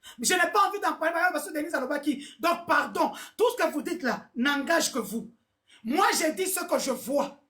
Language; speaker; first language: French; non-native, local second language; Lingala